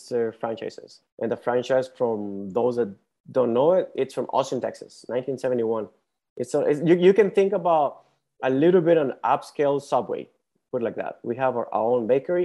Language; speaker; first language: English; non-native, fluent; Spanish